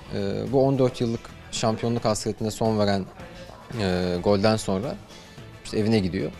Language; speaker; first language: Turkish; native; Turkish